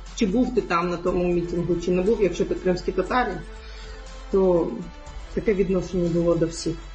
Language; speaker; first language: Ukrainian; non-native, local second language; Crimean Tatar